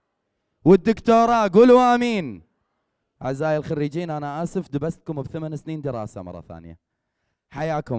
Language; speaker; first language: Arabic; native; Arabic